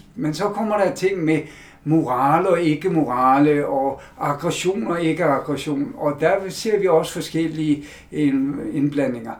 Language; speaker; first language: Danish; native; Danish